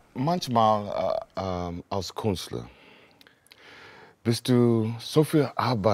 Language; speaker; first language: German; non-native, learner; English